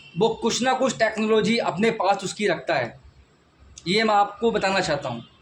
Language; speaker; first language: Hindi; native; Hindi